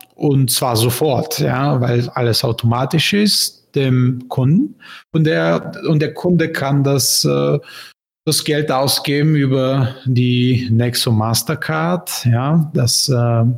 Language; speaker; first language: German; non-native, fluent; Bulgarian